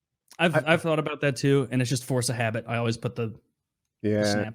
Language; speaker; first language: English; native; English